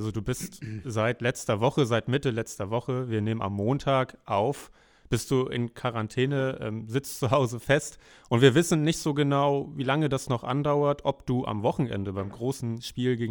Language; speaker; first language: German; native; German